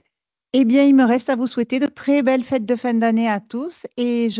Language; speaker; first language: French; native; French